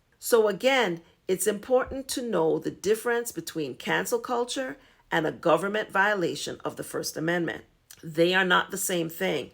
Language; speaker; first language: English; native; English